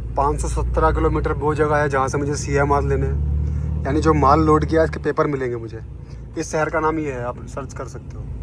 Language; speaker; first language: Hindi; native; Hindi